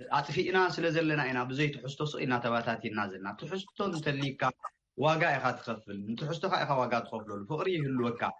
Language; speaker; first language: Tigrinya; native; Tigrinya